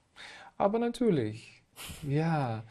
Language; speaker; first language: German; non-native, fluent; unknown